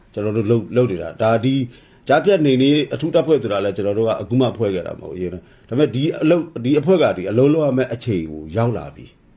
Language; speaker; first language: Burmese; non-native, local second language; S'gaw Karen